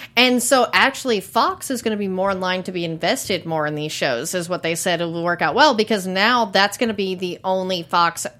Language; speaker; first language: English; native; English